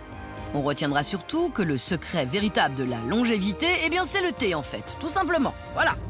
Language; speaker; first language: French; native; French